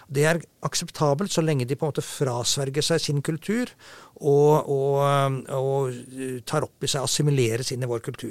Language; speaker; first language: Norwegian; native; Norwegian